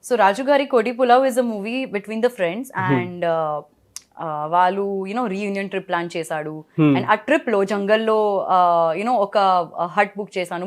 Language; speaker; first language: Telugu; non-native, learner; Gujarati